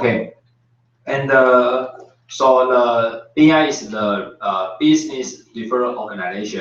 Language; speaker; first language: English; non-native, learner; Chinese